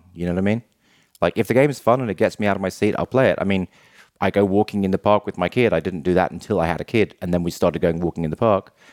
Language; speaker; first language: English; native; English